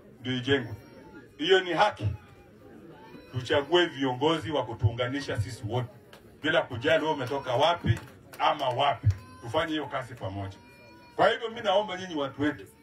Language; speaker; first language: Swahili; non-native, local second language; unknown